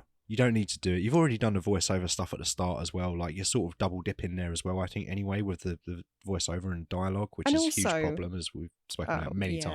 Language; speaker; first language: English; native; English